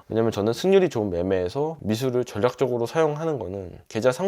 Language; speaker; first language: Korean; native; Korean